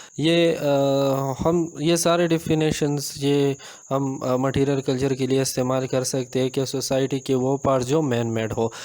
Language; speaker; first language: Urdu; non-native, local second language; Pashto